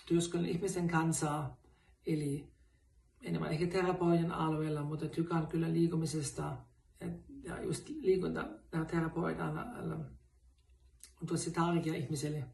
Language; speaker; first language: Finnish; non-native, fluent; German